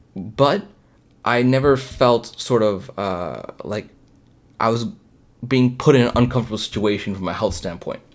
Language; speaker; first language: English; early bilingual, other home language; Hindi